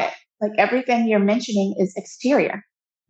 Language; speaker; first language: English; native; English